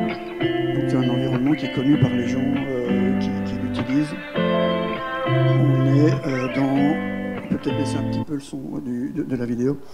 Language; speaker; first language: French; native; French